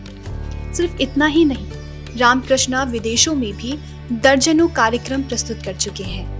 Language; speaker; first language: Hindi; native; Hindi